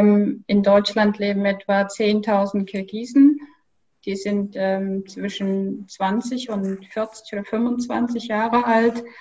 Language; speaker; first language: German; non-native, fluent; Kyrgyz